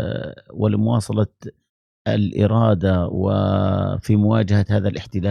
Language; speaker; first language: Arabic; native; Arabic